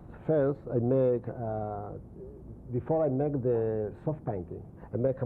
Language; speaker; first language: English; non-native, learner; Spanish